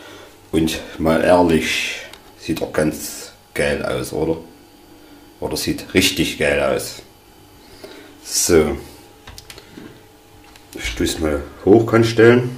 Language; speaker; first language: German; native; German